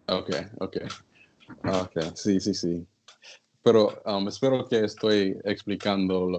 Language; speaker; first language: Spanish; non-native, learner; English